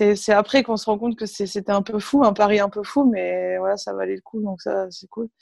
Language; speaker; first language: French; native; French